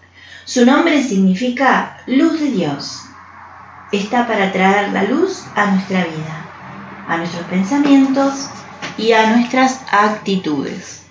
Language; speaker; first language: Spanish; native; Spanish